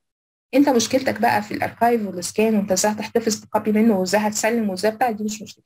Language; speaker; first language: Arabic; native; Arabic